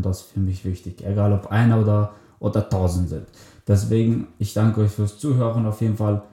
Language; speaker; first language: German; early bilingual, other home language; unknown